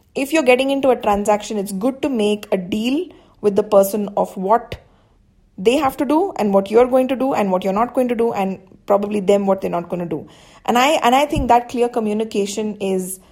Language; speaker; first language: English; non-native, local second language; Hindi